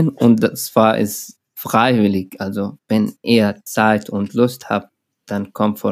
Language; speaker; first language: German; non-native, learner; Arabic